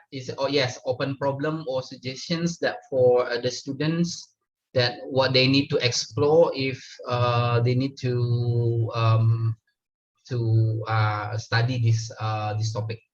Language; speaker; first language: English; non-native, learner; Indonesian